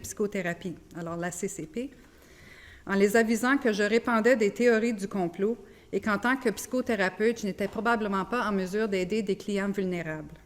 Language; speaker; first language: French; native; French